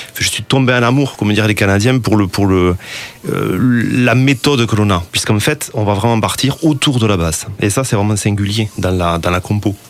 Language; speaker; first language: French; native; French